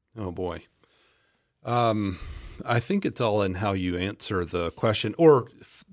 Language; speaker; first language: English; native; English